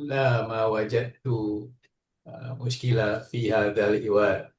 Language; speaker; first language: Arabic; non-native, learner; Malay